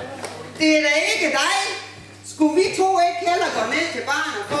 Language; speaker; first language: Danish; native; Danish